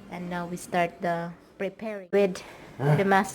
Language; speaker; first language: English; non-native, local second language; Cebuano